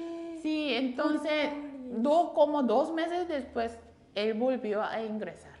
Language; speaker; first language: Spanish; non-native, fluent; Korean